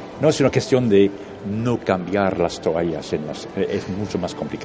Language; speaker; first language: Spanish; non-native, fluent; English